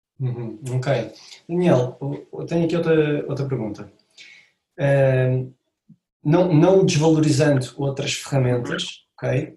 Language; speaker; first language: Portuguese; native; Portuguese